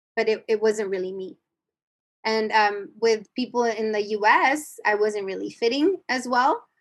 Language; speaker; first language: English; native; English